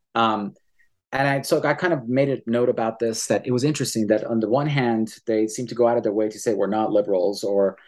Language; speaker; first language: English; early bilingual, other home language; Persian